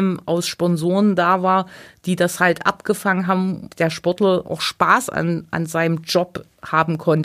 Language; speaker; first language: German; native; German